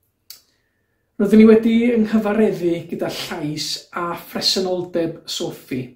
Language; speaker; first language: Welsh; native; Welsh